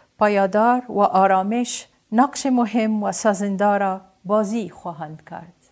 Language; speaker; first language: Persian; non-native, learner; Arabic